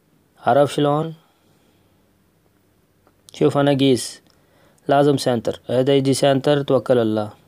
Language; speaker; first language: Arabic; non-native, learner; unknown